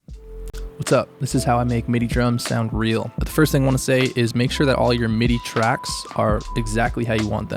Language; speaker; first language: English; native; English